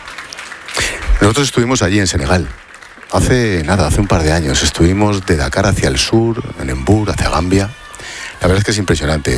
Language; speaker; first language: Spanish; native; Spanish